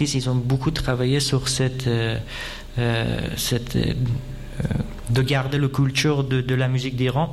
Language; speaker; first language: French; non-native, fluent; Persian